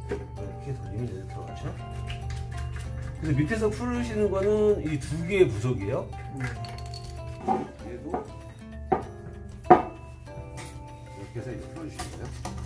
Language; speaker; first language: Korean; native; Korean